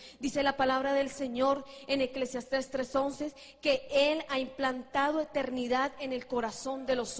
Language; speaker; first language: Spanish; native; Spanish